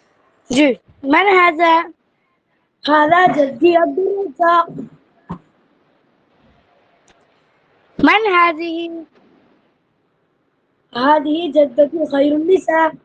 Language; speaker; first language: Arabic; non-native, learner; Urdu